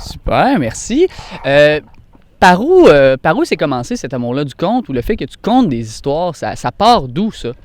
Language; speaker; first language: French; native; French